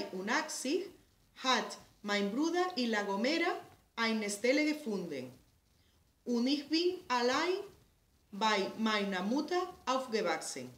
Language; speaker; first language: German; non-native, learner; Spanish